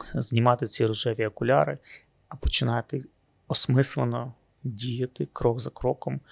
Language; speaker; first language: Ukrainian; native; Ukrainian